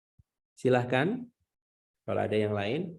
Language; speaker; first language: Indonesian; native; Indonesian